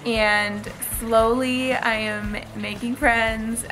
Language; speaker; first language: English; native; English